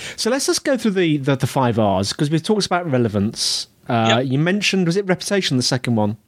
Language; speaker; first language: English; native; English